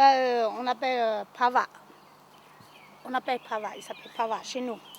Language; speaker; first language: French; non-native, learner; Hmong